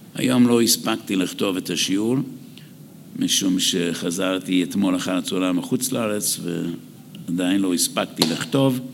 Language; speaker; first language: Hebrew; non-native, fluent; English